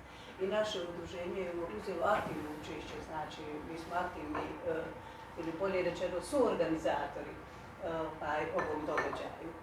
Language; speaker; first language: Bosnian; native; Bosnian